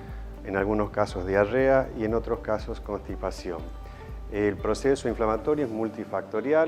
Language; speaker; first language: Spanish; native; Spanish